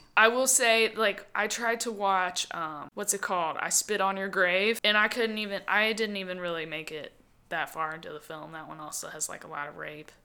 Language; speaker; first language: English; native; English